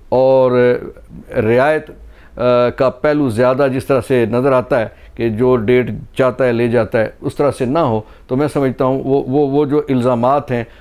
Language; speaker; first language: Urdu; non-native, local second language; Pahari-Potwari